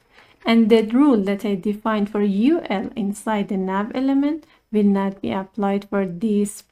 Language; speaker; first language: English; non-native, fluent; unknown